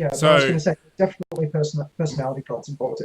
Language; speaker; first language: English; native; English